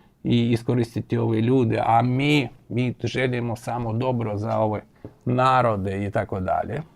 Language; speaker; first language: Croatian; non-native, fluent; Ukrainian